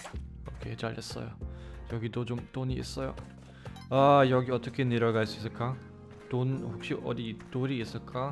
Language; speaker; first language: Korean; non-native, learner; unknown